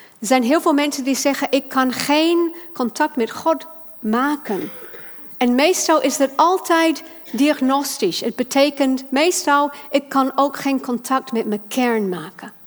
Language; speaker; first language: Dutch; non-native, fluent; English